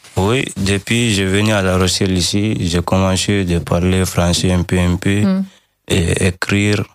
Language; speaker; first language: French; non-native, learner; Fula